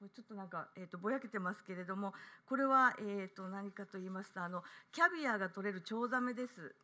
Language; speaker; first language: Japanese; native; Japanese